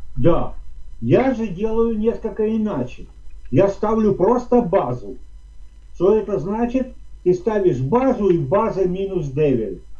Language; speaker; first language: Russian; native; Russian